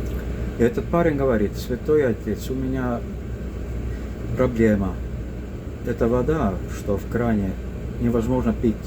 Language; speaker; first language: Russian; non-native, local second language; Estonian